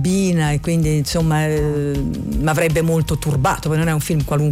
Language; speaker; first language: Italian; native; Italian